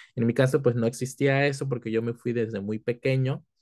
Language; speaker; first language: Spanish; early bilingual, heritage; Spanish